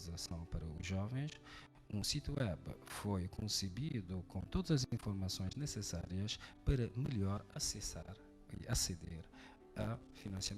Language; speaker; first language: Portuguese; non-native, fluent; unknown